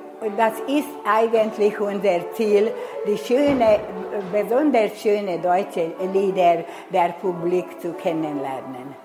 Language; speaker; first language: German; non-native, local second language; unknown